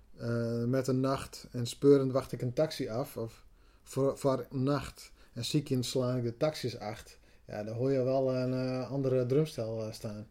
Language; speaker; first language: Dutch; non-native, local second language; Western Frisian